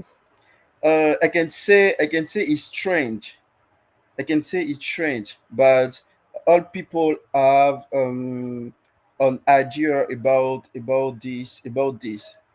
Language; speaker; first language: English; non-native, learner; French